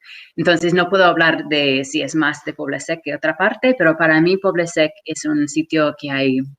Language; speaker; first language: Spanish; non-native, fluent; English